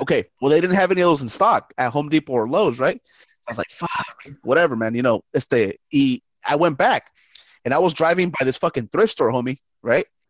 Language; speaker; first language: English; early bilingual, other home language; Spanish